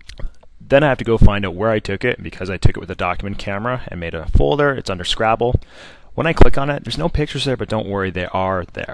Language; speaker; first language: English; native; English